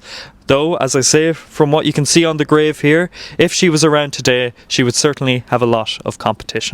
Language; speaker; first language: English; native; English